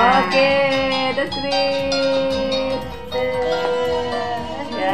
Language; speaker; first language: English; non-native, fluent; Indonesian